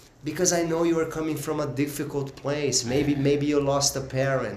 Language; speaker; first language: English; non-native, fluent; Portuguese